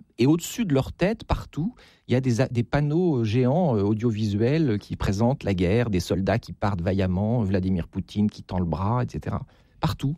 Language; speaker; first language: French; native; French